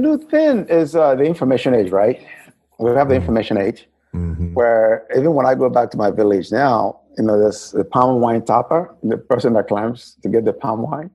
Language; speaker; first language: English; non-native, local second language; Igbo